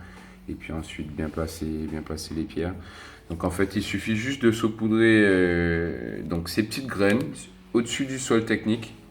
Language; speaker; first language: French; native; French